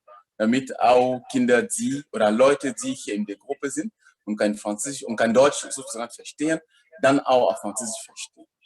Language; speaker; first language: German; non-native, fluent; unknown